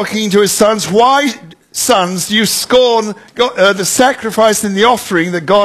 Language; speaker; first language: English; native; English